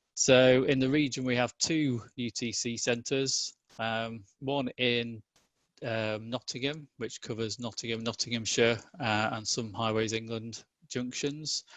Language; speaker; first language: English; native; English